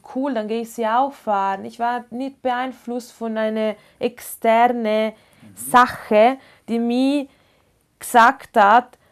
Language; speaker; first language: German; non-native, fluent; Ladin